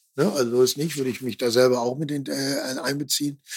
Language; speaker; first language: German; native; German